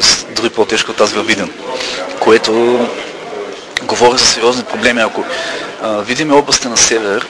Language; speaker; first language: Bulgarian; native; Bulgarian